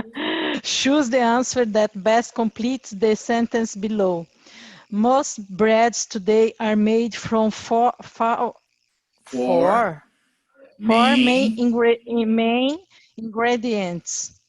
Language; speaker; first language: English; non-native, learner; Portuguese